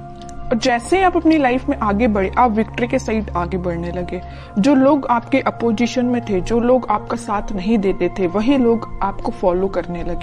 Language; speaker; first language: Hindi; native; Hindi